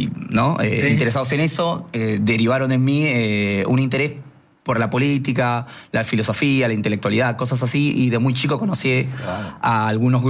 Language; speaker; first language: Spanish; non-native, local second language; Quechua